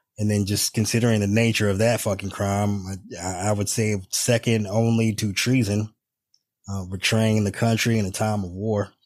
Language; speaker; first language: English; native; English